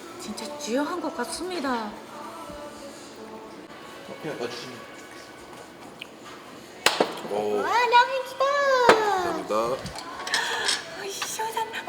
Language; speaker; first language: Korean; non-native, learner; Japanese